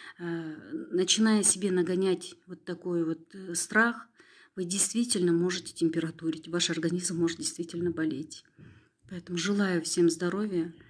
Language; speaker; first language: Russian; non-native, local second language; Kazakh